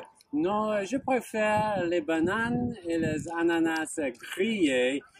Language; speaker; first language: French; non-native, learner; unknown